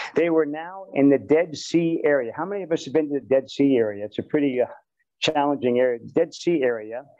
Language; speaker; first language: English; native; English